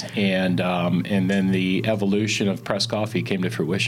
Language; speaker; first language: English; native; English